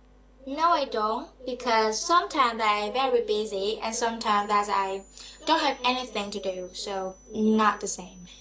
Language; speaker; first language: English; non-native, learner; Vietnamese